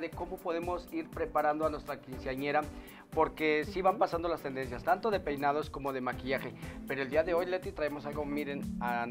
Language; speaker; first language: Spanish; native; Spanish